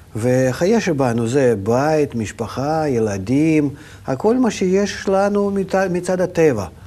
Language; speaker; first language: Hebrew; non-native, fluent; Russian